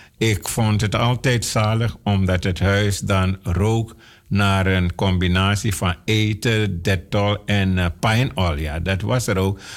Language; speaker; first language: Dutch; native; Dutch